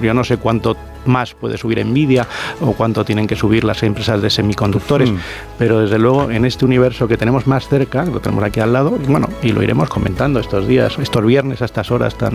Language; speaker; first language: Spanish; native; Spanish